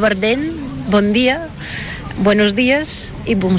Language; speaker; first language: French; non-native, fluent; Bulgarian